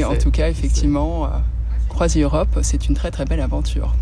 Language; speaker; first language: French; native; French